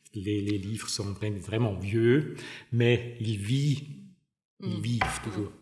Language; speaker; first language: French; non-native, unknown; German